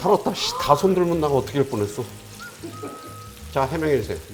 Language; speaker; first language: Korean; native; Korean